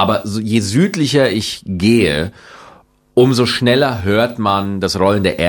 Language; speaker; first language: German; native; German